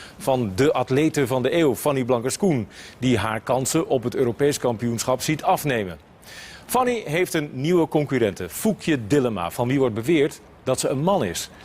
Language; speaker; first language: Dutch; native; Dutch